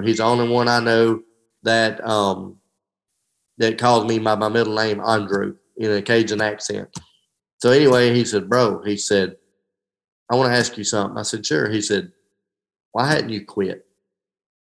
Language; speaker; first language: English; native; English